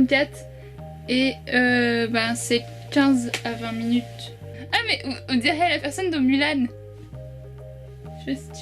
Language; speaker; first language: French; native; French